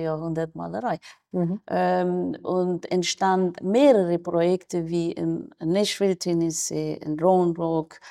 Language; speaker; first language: German; non-native, fluent; Persian